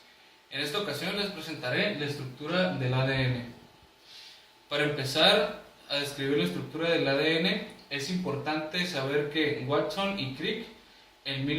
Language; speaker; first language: Spanish; native; Spanish